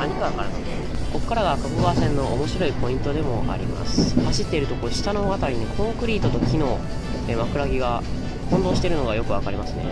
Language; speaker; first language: Japanese; native; Japanese